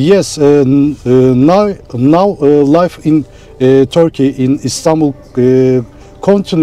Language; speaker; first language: English; non-native, learner; Turkish